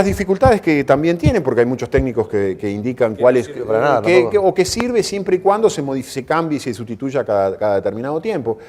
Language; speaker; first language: Spanish; native; Spanish